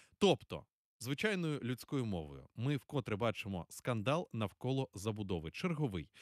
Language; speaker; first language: Ukrainian; native; Ukrainian